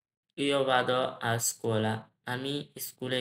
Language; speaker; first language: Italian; non-native, learner; Bangla